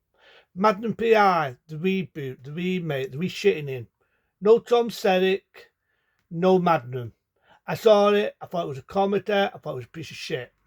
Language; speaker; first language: English; native; English